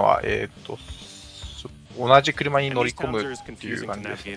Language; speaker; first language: Japanese; native; Japanese